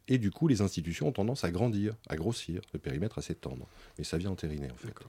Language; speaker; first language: French; native; French